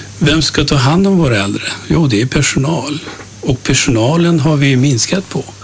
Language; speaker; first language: Swedish; early bilingual, other home language; Turkish